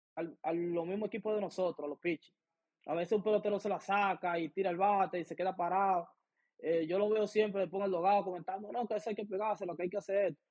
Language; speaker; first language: Spanish; native; Spanish